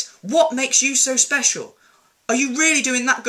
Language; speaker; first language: English; native; English